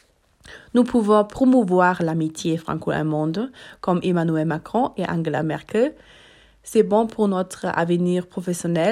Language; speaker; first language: French; non-native, learner; German